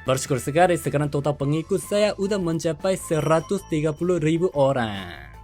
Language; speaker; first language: Indonesian; non-native, fluent; Japanese